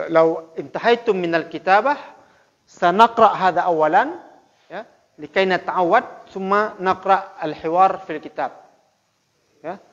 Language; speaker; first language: Arabic; non-native, fluent; Indonesian